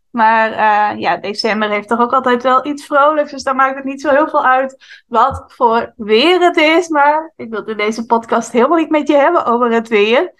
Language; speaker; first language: Dutch; native; Dutch